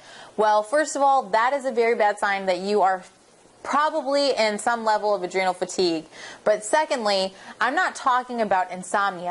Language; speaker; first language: English; native; English